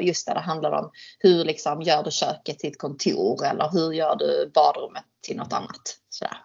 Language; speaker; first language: Swedish; native; Swedish